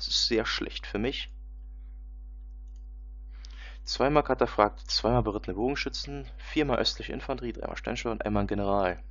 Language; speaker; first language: German; native; German